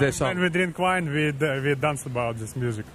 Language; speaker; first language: English; non-native, learner; Ukrainian